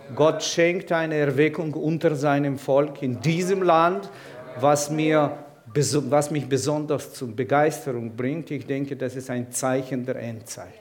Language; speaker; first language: German; non-native, fluent; Ukrainian